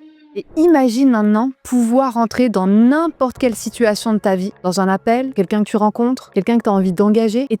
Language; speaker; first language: French; native; French